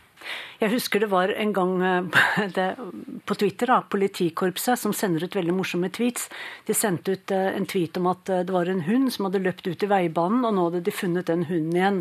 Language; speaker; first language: Norwegian; native; Norwegian